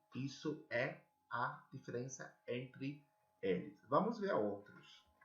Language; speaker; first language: Portuguese; non-native, learner; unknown